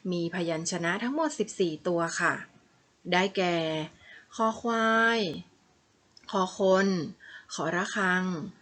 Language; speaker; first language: Thai; native; Thai